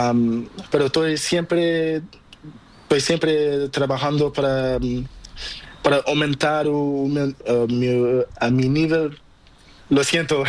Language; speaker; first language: Spanish; non-native, learner; Portuguese